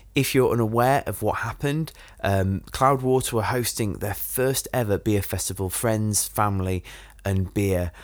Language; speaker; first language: English; native; English